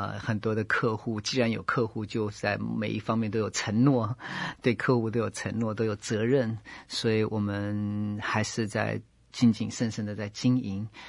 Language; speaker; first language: Chinese; native; Chinese